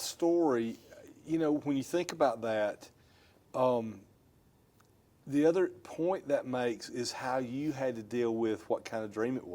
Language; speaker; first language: English; native; English